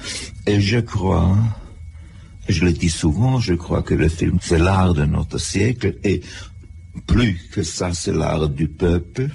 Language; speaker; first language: French; non-native, fluent; German